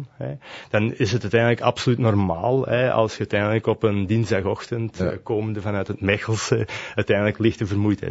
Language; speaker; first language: Dutch; native; Dutch